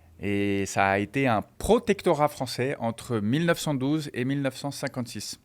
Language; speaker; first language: French; non-native, fluent; Portuguese